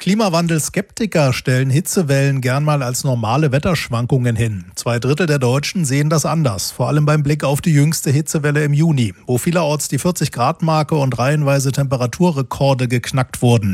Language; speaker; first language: German; native; German